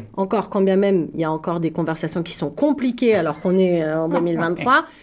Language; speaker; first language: French; native; French